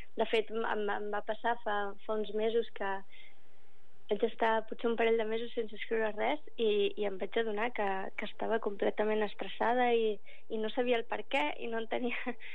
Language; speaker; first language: Catalan; early bilingual, other home language; English